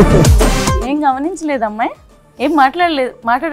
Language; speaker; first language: Telugu; native; Telugu